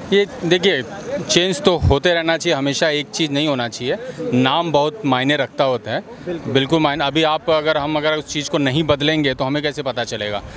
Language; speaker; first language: Hindi; native; Hindi